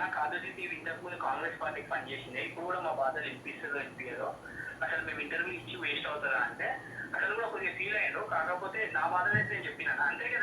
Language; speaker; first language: Telugu; native; Telugu